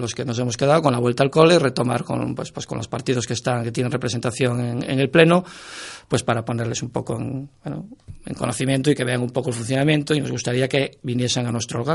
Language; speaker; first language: Spanish; native; Spanish